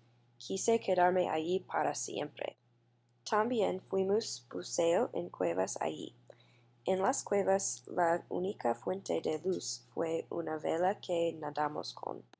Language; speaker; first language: Spanish; non-native, learner; English